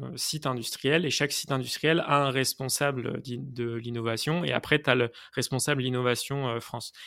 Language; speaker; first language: French; native; French